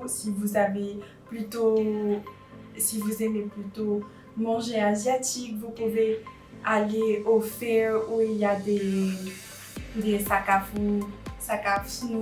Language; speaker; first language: French; non-native, local second language; Malagasy